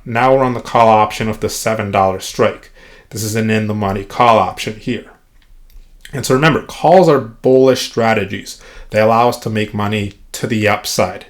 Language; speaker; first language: English; native; English